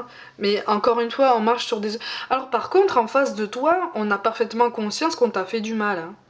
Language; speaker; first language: French; native; French